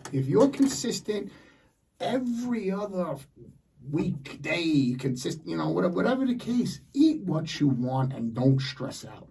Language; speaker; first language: English; native; English